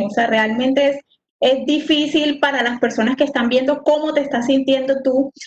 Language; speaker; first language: Spanish; native; Spanish